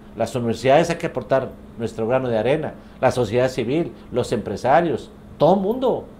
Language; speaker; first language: Spanish; native; Spanish